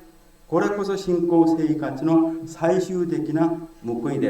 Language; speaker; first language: Japanese; non-native, fluent; Korean